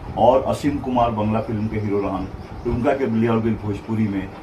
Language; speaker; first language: Bhojpuri; native; Bhojpuri